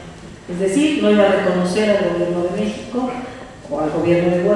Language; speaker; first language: Spanish; native; Spanish